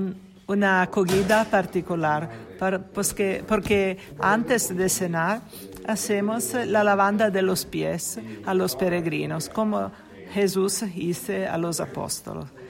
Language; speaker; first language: Spanish; non-native, learner; Italian